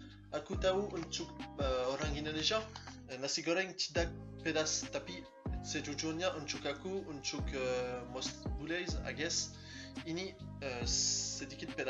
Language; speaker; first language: Indonesian; non-native, learner; French